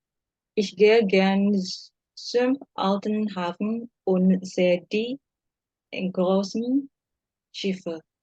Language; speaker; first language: German; non-native, learner; Indonesian